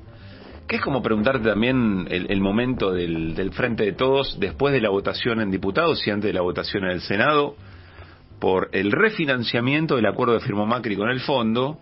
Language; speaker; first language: Spanish; native; Spanish